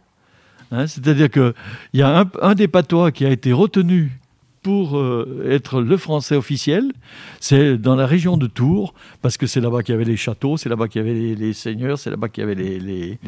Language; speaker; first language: French; native; French